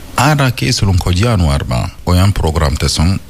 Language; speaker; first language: Hungarian; non-native, fluent; Arabic